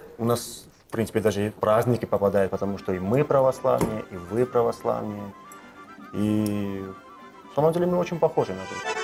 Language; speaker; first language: Russian; non-native, fluent; Georgian